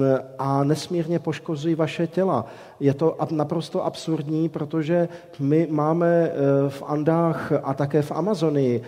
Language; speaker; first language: Czech; native; Czech